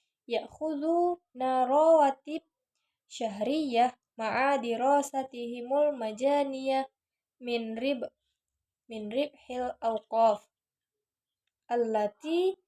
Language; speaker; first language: Arabic; non-native, learner; Indonesian